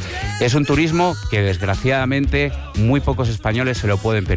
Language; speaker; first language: Spanish; native; Spanish